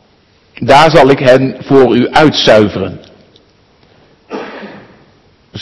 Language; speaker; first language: Dutch; native; Dutch